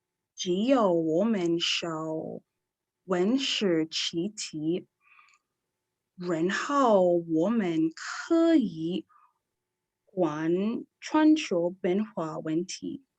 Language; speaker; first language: Chinese; non-native, learner; English